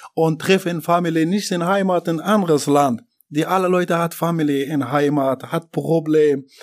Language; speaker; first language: German; non-native, learner; Persian